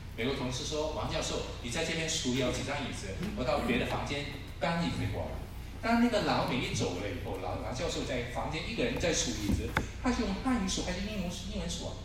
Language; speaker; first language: Chinese; non-native, local second language; Cantonese